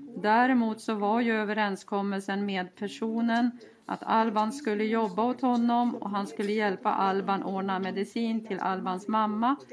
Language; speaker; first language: Swedish; native; Swedish